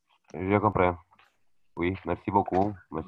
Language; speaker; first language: French; non-native, learner; Romanian